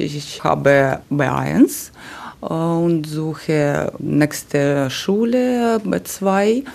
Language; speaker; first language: German; non-native, learner; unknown